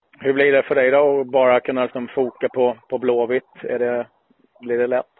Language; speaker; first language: Swedish; native; Swedish